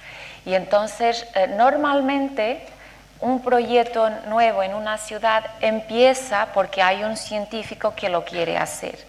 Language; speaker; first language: Spanish; non-native, fluent; Portuguese